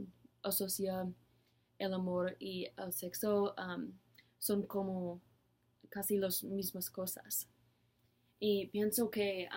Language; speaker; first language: Spanish; non-native, learner; English